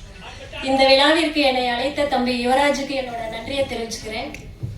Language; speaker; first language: Tamil; native; Tamil